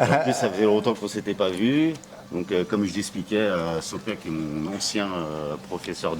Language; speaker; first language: French; native; French